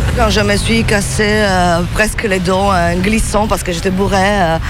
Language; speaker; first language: French; early bilingual, other home language; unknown